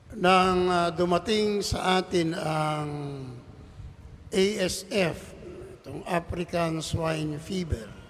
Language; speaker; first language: Filipino; native; Filipino